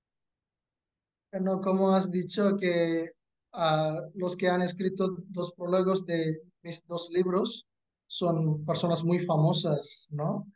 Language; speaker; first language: Spanish; non-native, fluent; Tamil